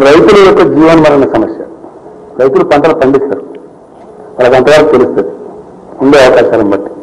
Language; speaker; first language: Telugu; native; Telugu